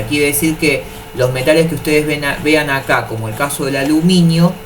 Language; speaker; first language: Spanish; native; Spanish